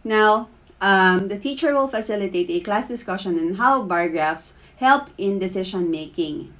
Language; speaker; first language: English; non-native, local second language; Filipino